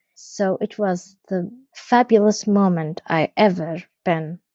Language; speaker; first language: English; non-native, fluent; Arabic